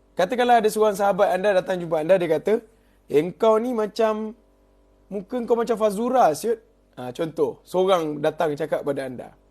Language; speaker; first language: Malay; native; Malay